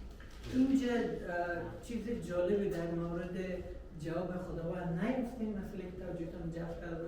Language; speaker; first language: Persian; native; Persian